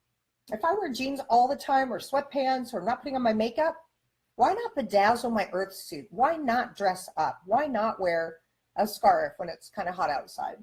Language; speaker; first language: English; native; English